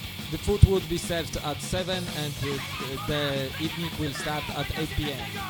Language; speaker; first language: English; non-native, fluent; Polish